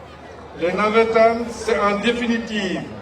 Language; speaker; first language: French; non-native, local second language; Wolof